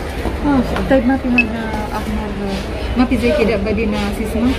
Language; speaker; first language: Arabic; non-native, learner; Filipino